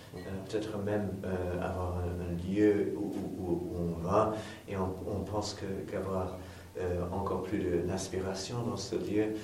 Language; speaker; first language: French; non-native, fluent; English